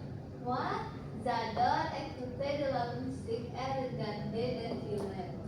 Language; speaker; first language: French; non-native, learner; Indonesian